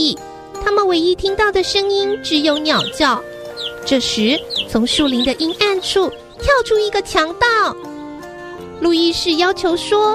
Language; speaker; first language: Chinese; native; Chinese